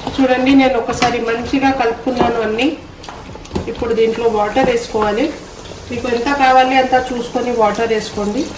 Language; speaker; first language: Telugu; non-native, local second language; Urdu